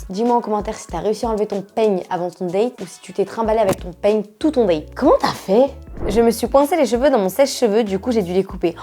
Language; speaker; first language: French; native; French